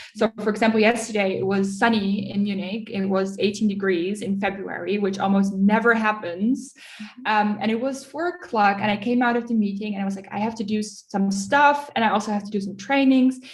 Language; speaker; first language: English; early bilingual, other home language; Dutch